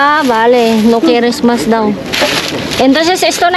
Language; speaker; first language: Spanish; non-native, learner; Filipino